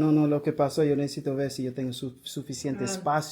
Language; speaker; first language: Spanish; non-native, learner; English